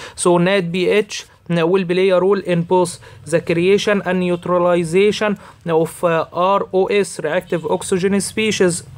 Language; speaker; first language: English; non-native, fluent; Arabic